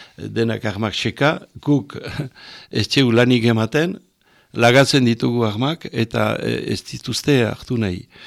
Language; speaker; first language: Basque; native; Basque